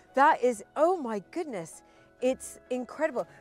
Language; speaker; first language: English; native; English